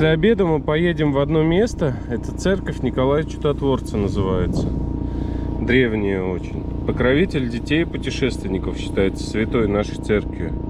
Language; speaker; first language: Russian; native; Russian